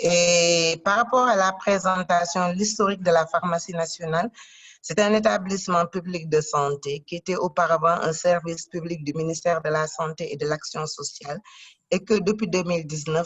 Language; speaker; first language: French; non-native, local second language; Wolof